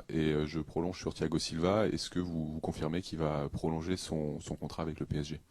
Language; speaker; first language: French; native; French